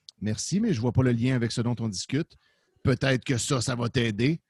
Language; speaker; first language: French; native; French